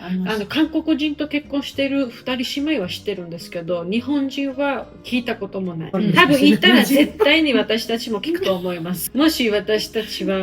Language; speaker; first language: Japanese; non-native, fluent; Georgian